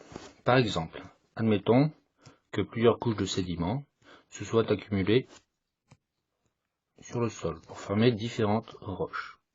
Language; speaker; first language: French; native; French